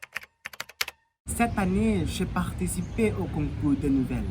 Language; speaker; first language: French; non-native, fluent; Thai